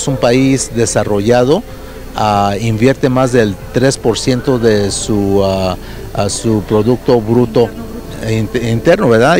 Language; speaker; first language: Spanish; early bilingual, heritage; Spanish